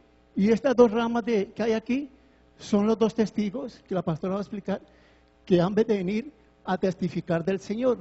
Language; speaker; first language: Spanish; native; Spanish